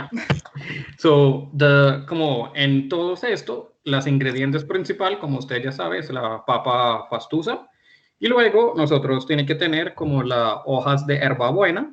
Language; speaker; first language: Spanish; non-native, fluent; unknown